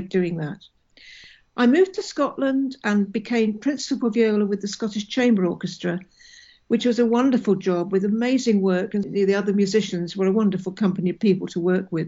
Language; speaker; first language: English; native; English